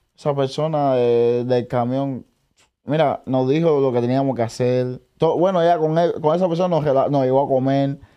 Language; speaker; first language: Spanish; native; Spanish